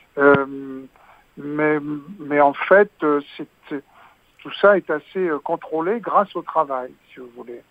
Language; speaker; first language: French; native; French